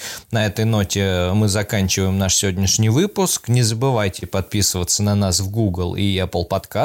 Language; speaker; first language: Russian; native; Russian